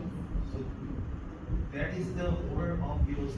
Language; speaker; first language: English; non-native, fluent; Korean